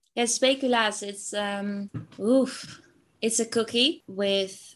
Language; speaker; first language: English; non-native, fluent; Dutch